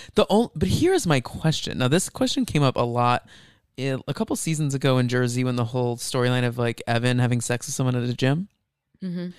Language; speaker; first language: English; native; English